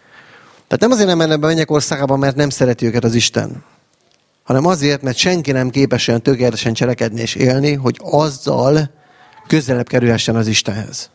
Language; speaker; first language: Hungarian; native; Hungarian